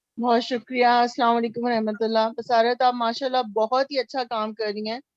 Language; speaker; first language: Urdu; native; Urdu